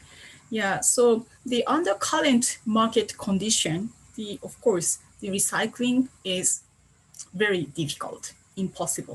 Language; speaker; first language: English; non-native, fluent; Japanese